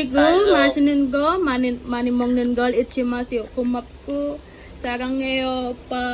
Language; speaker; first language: Korean; non-native, learner; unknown